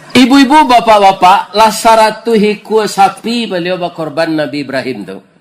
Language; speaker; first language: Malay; non-native, local second language; Minangkabau